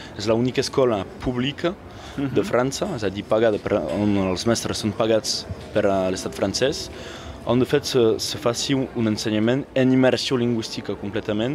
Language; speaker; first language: Catalan; non-native, local second language; French